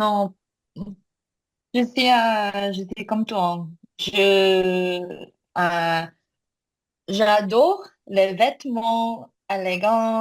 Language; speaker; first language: French; non-native, learner; Korean